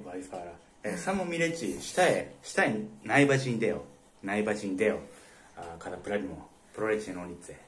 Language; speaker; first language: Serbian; non-native, learner; Japanese